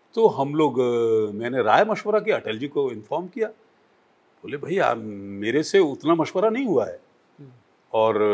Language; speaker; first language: Hindi; native; Hindi